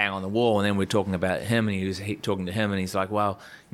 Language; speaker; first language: English; native; English